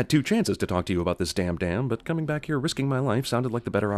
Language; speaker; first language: English; native; English